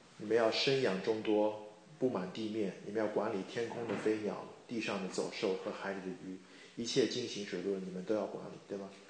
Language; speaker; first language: Chinese; native; Chinese